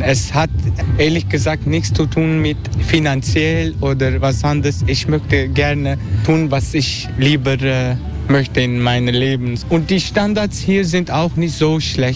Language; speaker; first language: German; non-native, learner; Turkish